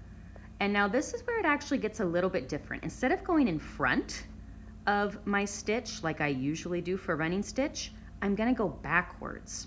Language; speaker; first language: English; native; English